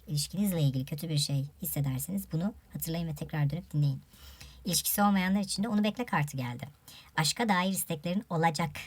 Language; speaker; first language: Turkish; native; Turkish